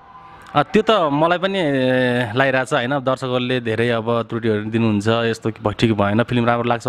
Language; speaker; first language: Nepali; native; Nepali